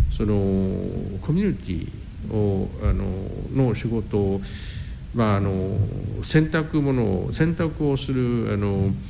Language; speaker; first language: Japanese; non-native, fluent; English